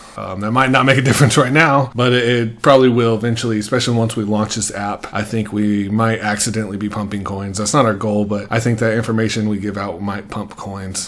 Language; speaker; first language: English; native; English